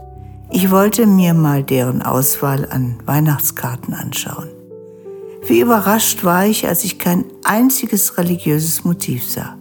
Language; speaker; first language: German; native; German